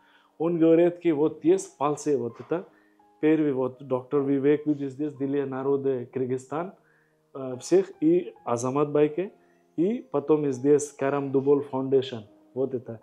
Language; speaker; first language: Russian; non-native, learner; Hindi